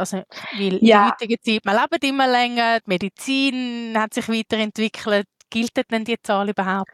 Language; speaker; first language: German; native; German